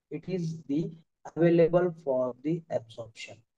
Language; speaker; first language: Hindi; non-native, local second language; Marathi